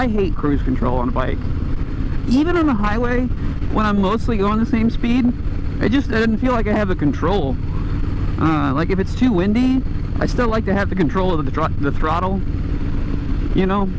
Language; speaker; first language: English; native; English